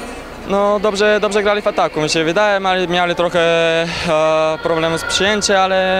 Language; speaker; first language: Polish; non-native, learner; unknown